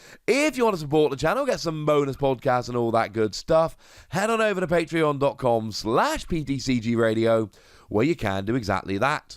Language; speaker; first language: English; native; English